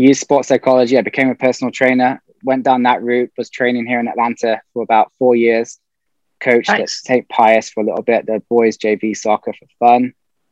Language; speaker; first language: English; native; English